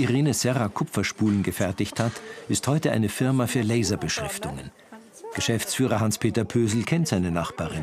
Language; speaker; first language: German; native; German